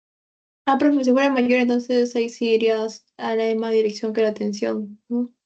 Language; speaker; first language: Spanish; native; Spanish